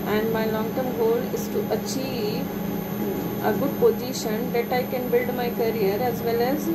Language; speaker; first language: English; non-native, local second language; Hindi